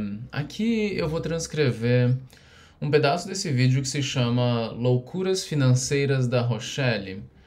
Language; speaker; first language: Portuguese; native; Portuguese